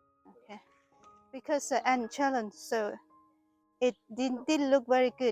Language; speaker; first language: English; non-native, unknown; Thai